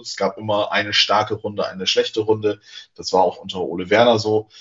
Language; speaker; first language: German; native; German